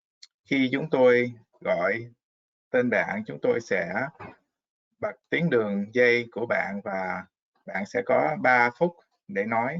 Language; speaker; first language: Vietnamese; non-native, fluent; English